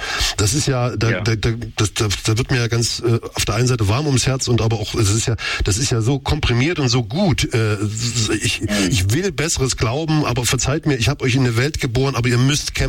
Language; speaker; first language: German; native; German